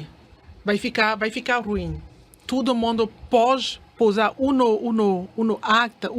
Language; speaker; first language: Portuguese; non-native, learner; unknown